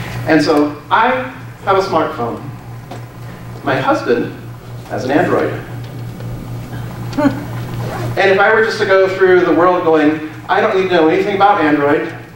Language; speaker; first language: English; native; English